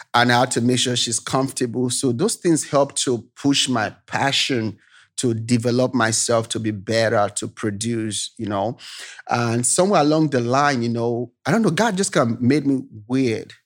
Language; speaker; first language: English; non-native, local second language; Yoruba